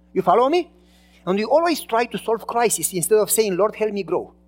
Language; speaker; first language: English; non-native, fluent; Romanian